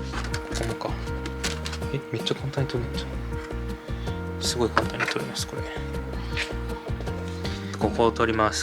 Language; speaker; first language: Japanese; native; Japanese